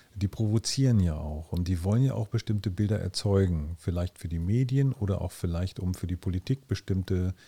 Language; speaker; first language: German; native; German